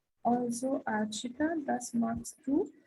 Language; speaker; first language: German; non-native, fluent; Hindi